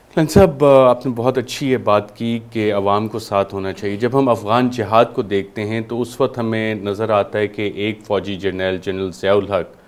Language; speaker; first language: Urdu; native; Urdu